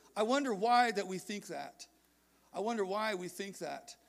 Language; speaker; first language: English; native; English